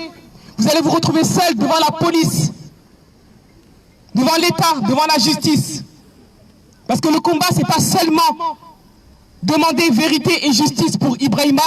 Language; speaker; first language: French; native; French